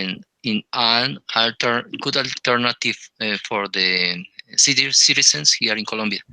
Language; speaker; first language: English; non-native, learner; Spanish